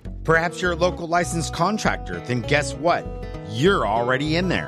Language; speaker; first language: English; native; English